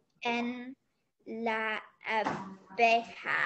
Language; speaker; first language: Spanish; non-native, learner; English